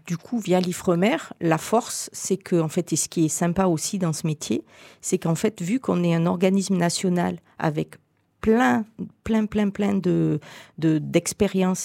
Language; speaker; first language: French; native; French